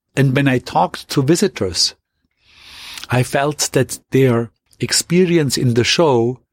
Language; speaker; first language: English; non-native, fluent; German